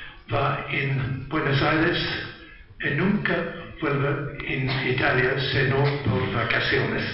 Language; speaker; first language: Spanish; non-native, learner; Italian